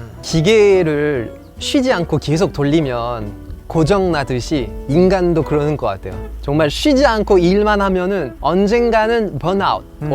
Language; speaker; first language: Korean; non-native, fluent; French